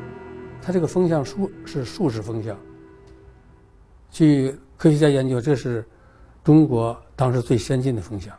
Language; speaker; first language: Chinese; native; Chinese